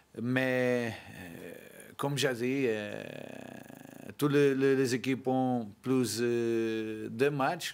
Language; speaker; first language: French; non-native, learner; Portuguese